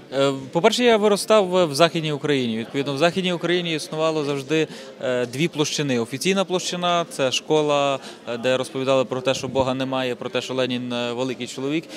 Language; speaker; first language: Ukrainian; native; Ukrainian